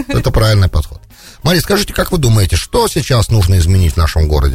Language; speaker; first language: Russian; native; Russian